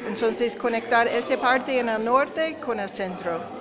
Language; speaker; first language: Spanish; non-native, learner; English